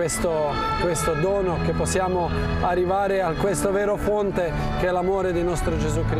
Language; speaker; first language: Italian; non-native, fluent; Croatian